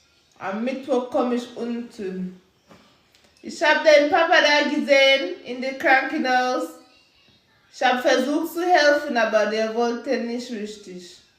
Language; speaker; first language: German; non-native, learner; English